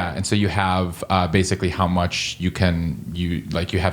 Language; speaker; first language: English; native; English